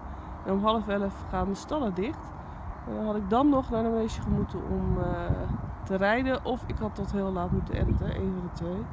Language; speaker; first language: Dutch; native; Dutch